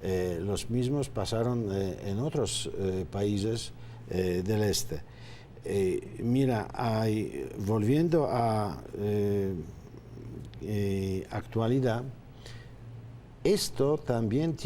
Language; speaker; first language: Spanish; non-native, fluent; Polish